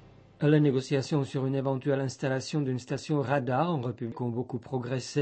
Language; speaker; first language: French; native; French